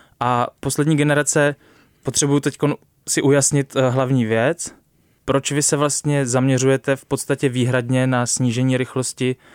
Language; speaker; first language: Czech; native; Czech